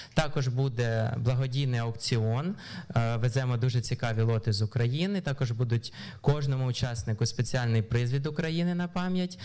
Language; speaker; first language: Ukrainian; native; Ukrainian